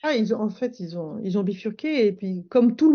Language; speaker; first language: French; native; French